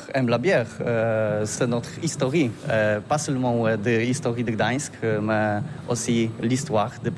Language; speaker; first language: French; non-native, learner; Polish